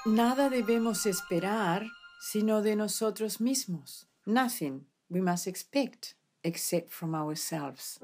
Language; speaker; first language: English; non-native, fluent; Spanish